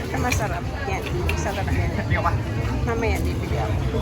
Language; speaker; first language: Filipino; native; Filipino